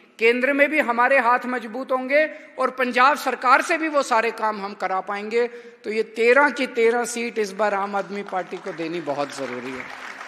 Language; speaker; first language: Hindi; native; Hindi